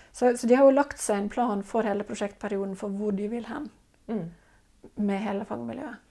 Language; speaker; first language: Norwegian; native; Norwegian